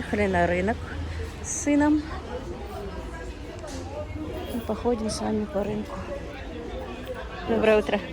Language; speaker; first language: Russian; non-native, local second language; Ingush